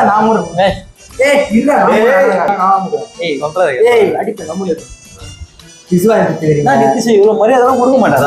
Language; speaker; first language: Tamil; native; Tamil